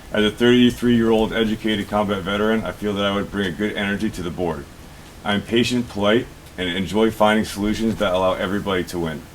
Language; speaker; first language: English; native; English